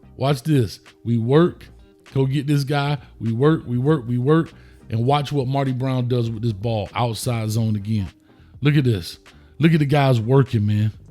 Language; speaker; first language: English; native; English